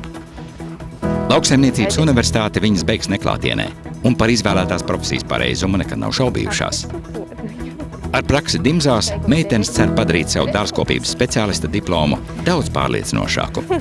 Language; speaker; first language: Latvian; native; Latvian